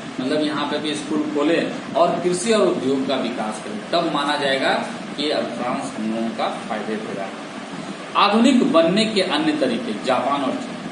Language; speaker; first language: Hindi; native; Hindi